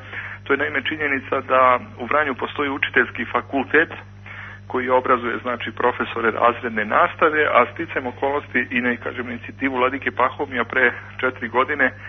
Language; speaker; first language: Croatian; native; Croatian